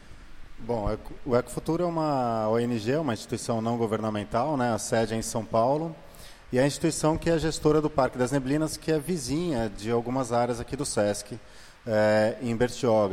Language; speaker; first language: Portuguese; native; Portuguese